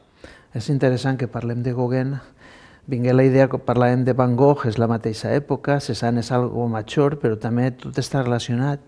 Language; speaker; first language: Catalan; native; Catalan